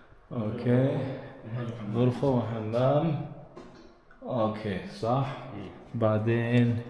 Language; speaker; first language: Arabic; non-native, learner; English